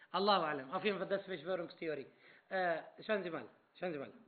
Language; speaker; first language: German; non-native, fluent; Arabic